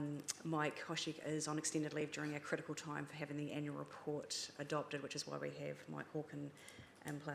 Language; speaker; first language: English; native; English